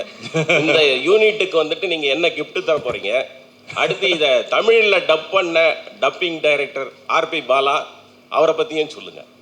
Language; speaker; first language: Tamil; native; Tamil